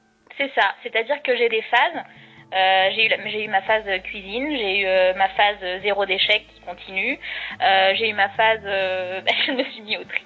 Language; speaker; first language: French; native; French